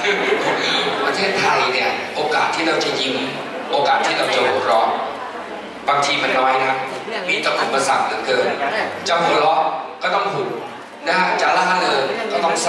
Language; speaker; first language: Thai; native; Thai